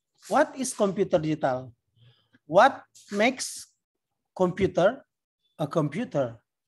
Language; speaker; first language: English; non-native, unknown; Indonesian